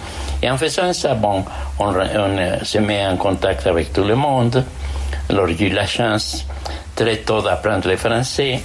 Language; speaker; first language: French; non-native, fluent; Spanish